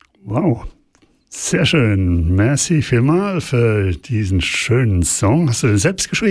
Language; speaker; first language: German; native; German